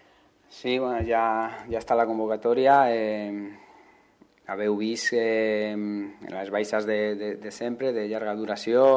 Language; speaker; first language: Catalan; non-native, local second language; Spanish